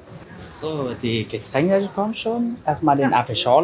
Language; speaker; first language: German; non-native, fluent; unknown